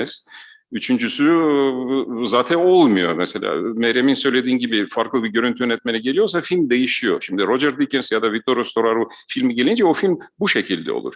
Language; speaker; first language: Turkish; non-native, fluent; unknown